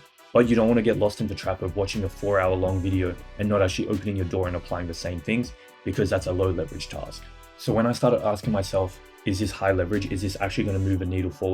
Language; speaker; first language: English; native; English